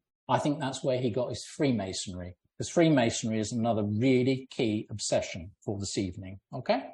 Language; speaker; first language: English; native; English